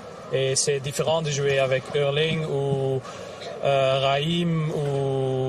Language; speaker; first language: French; non-native, local second language; Dutch